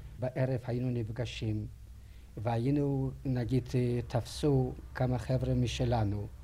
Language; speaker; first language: Hebrew; non-native, fluent; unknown